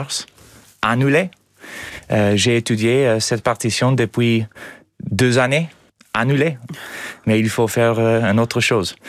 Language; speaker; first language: French; non-native, learner; English